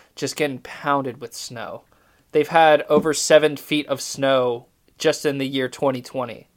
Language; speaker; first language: English; native; English